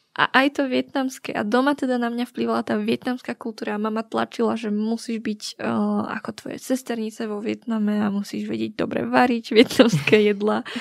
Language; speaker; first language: Slovak; early bilingual, other home language; Vietnamese